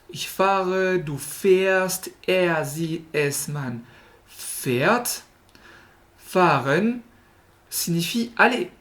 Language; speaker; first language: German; non-native, fluent; French